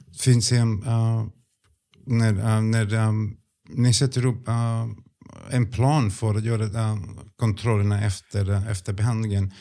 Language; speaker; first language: Swedish; non-native, fluent; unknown